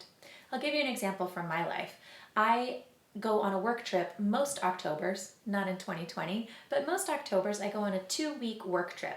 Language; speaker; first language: English; native; English